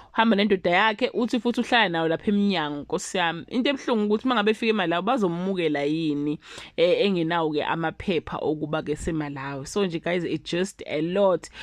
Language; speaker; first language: Zulu; native; Zulu